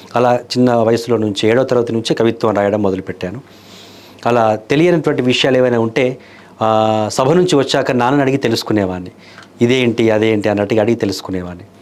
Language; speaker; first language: Telugu; native; Telugu